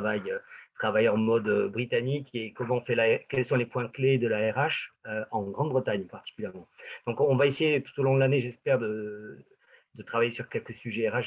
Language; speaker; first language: French; native; French